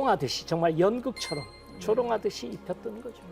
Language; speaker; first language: Korean; native; Korean